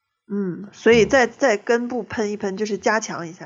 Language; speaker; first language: Chinese; native; Chinese